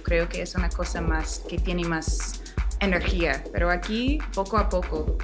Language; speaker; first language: Spanish; non-native, fluent; English